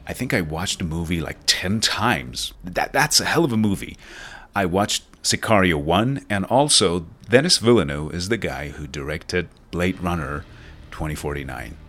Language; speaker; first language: English; non-native, fluent; Persian